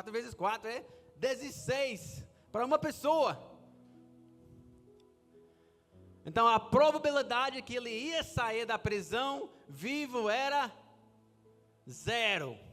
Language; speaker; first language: Portuguese; non-native, fluent; English